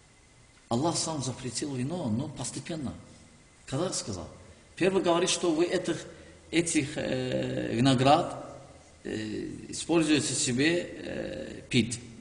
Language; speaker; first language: Russian; non-native, learner; Azerbaijani